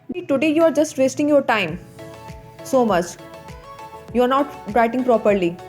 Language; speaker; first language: English; non-native, local second language; Hindi